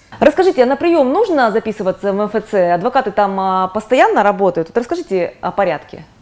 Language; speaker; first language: Russian; native; Russian